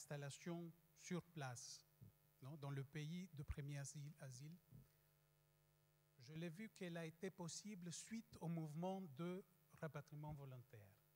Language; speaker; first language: French; non-native, fluent; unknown